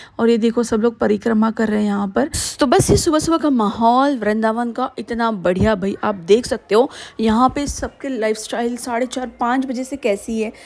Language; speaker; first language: Hindi; native; Hindi